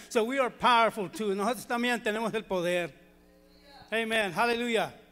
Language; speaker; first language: Spanish; early bilingual, heritage; Spanish